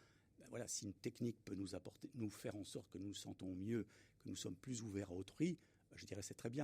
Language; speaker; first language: French; native; French